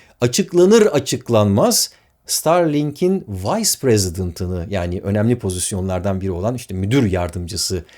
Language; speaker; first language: Turkish; native; Turkish